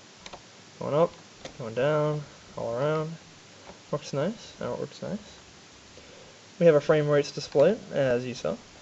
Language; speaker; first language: English; native; English